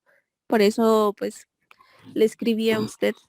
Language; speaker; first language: Spanish; native; Spanish